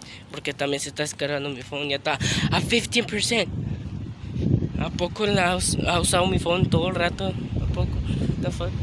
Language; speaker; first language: Spanish; early bilingual, heritage; Spanish